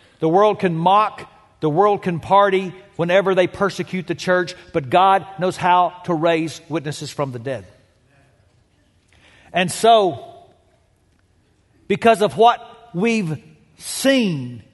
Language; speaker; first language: English; native; English